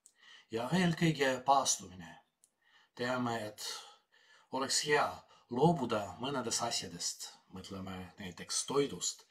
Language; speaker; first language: Estonian; non-native, fluent; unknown